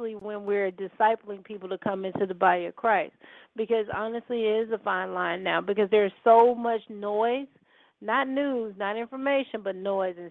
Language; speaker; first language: English; native; English